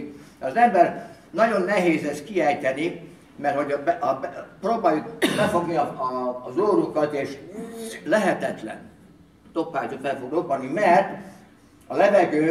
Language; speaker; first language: Hungarian; early bilingual, heritage; Hungarian